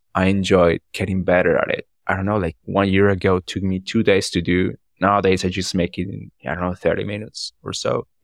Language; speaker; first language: English; non-native, fluent; Spanish